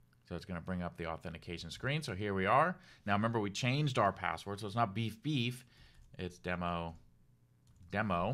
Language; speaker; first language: English; native; English